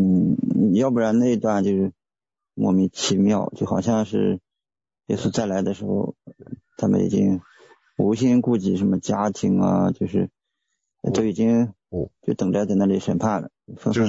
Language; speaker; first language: Chinese; native; Chinese